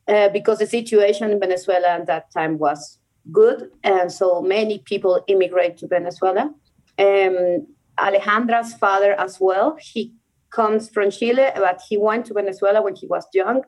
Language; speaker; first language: English; non-native, fluent; Spanish